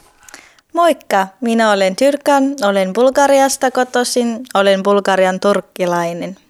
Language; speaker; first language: Finnish; non-native, fluent; Turkish